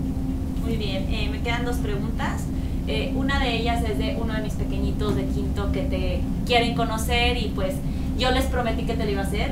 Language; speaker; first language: Spanish; native; Spanish